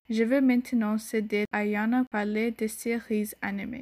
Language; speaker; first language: French; non-native, learner; English